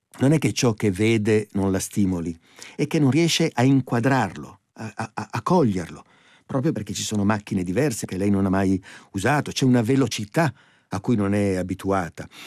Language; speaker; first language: Italian; native; Italian